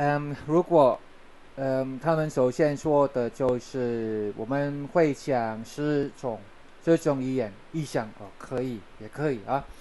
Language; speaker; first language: Chinese; non-native, learner; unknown